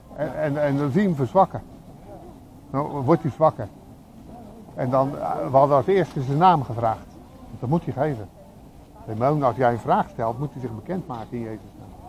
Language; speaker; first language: Dutch; native; Dutch